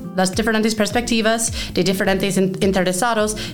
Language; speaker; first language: Spanish; non-native, fluent; English